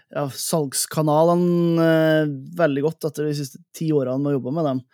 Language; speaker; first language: Norwegian; native; Norwegian